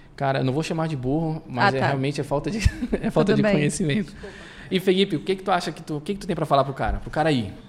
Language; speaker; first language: Portuguese; native; Portuguese